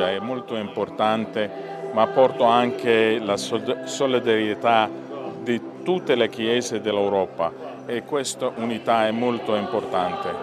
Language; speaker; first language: Italian; non-native, fluent; Lithuanian